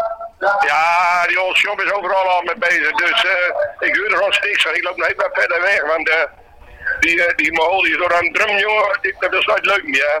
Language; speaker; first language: Dutch; native; Dutch